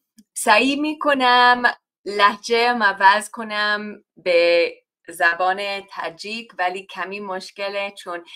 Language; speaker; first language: Persian; non-native, fluent; English